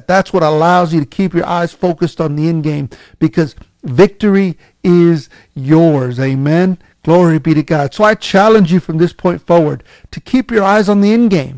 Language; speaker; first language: English; native; English